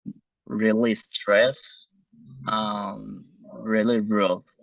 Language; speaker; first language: English; non-native, learner; Spanish